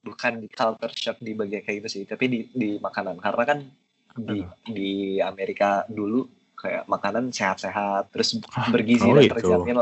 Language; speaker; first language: Indonesian; native; Indonesian